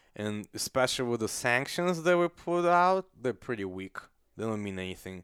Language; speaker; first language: English; non-native, fluent; Kazakh